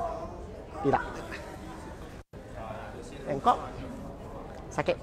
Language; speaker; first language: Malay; non-native, local second language; Chinese